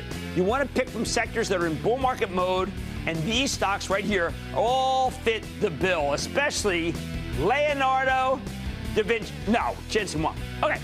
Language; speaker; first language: English; native; English